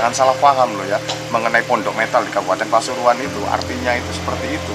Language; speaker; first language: Indonesian; native; Indonesian